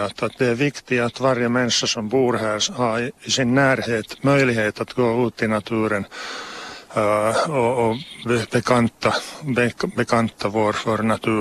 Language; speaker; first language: Swedish; non-native, local second language; Finnish